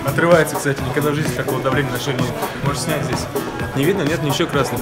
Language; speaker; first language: Russian; native; Russian